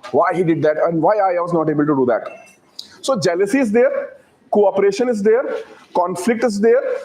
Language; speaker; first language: English; non-native, local second language; Hindi